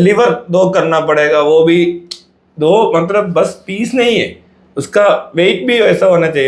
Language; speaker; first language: Hindi; non-native, local second language; Malayalam